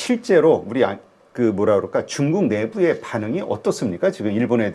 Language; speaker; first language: Korean; native; Korean